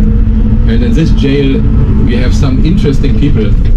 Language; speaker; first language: English; non-native, fluent; German